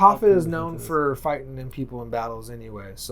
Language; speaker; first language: English; native; English